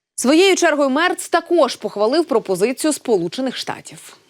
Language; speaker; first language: Ukrainian; native; Ukrainian